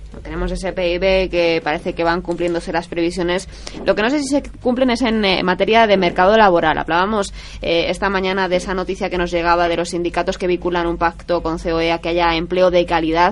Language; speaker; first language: Spanish; native; Spanish